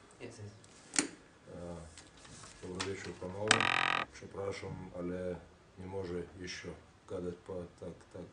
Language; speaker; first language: Polish; non-native, learner; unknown